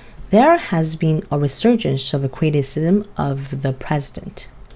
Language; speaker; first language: English; non-native, fluent; Korean